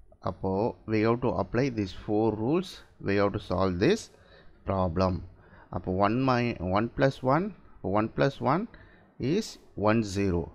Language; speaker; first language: English; non-native, local second language; Tamil